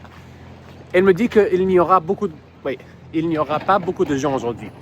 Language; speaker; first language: French; non-native, fluent; English